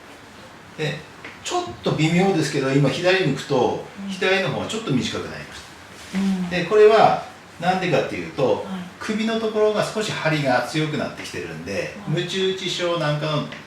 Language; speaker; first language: Japanese; native; Japanese